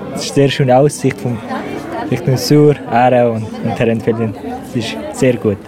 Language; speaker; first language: German; non-native, fluent; Persian